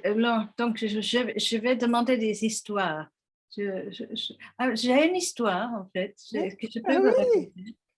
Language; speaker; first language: French; non-native, fluent; English